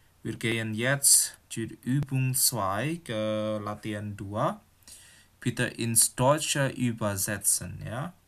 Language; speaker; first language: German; non-native, fluent; Indonesian